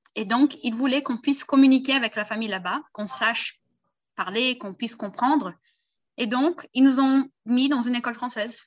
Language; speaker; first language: French; early bilingual, heritage; Portuguese